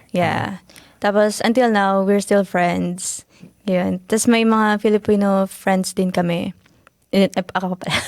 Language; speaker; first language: Filipino; native; Filipino